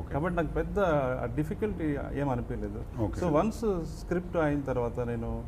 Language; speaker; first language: Telugu; native; Telugu